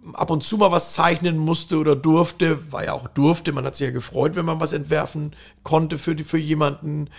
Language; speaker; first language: German; native; German